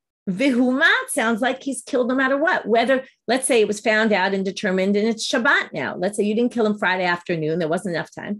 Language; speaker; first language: English; native; English